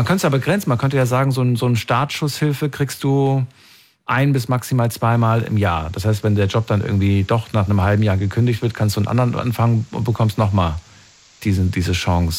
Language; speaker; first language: German; native; German